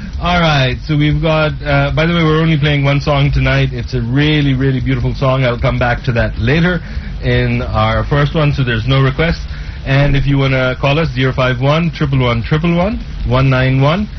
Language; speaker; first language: English; non-native, local second language; Urdu